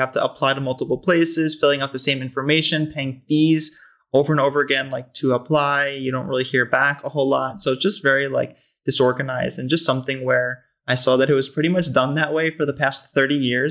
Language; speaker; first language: English; native; English